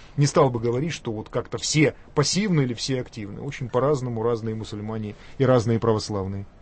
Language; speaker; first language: Russian; native; Russian